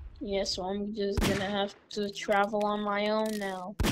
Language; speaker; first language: English; native; English